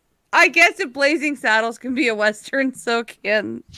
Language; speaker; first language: English; native; English